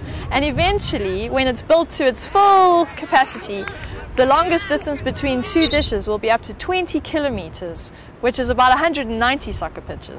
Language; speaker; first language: English; native; English